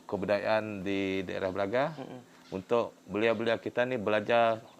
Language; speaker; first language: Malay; non-native, local second language; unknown